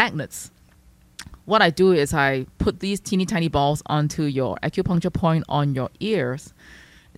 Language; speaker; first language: English; non-native, local second language; Chinese